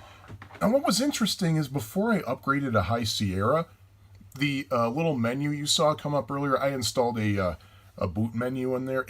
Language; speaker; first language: English; native; English